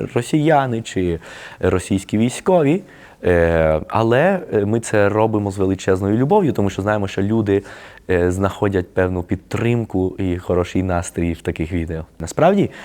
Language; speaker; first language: Ukrainian; early bilingual, heritage; Spanish